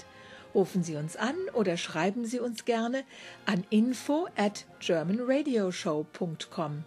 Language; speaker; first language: German; native; German